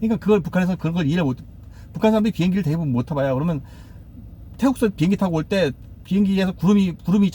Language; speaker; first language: Korean; native; Korean